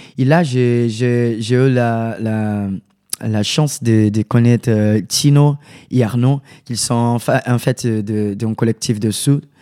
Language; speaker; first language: French; non-native, learner; Portuguese